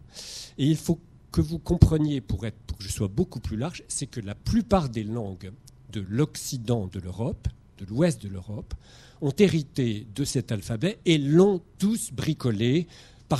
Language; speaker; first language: French; native; French